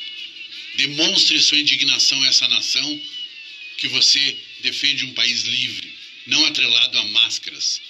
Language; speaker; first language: Portuguese; native; Portuguese